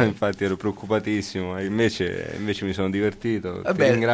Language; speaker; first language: Italian; native; Italian